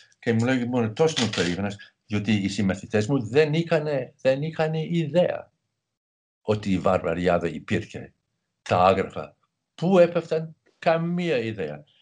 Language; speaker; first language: Greek; non-native, fluent; English